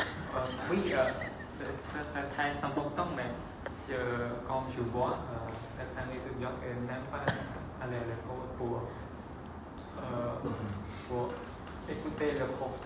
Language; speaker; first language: French; non-native, learner; Khmer